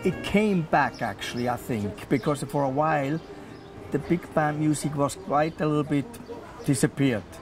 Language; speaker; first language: English; non-native, fluent; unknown